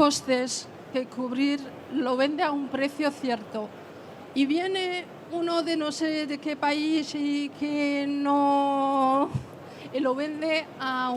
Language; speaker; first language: Spanish; non-native, fluent; French